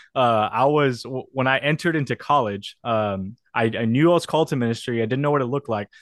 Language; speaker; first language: English; native; English